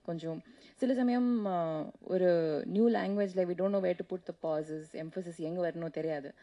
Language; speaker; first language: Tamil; non-native, learner; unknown